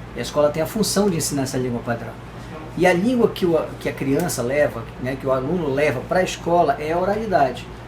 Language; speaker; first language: Portuguese; native; Portuguese